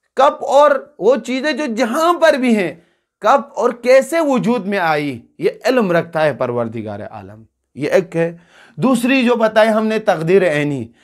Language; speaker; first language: Urdu; non-native, local second language; Balti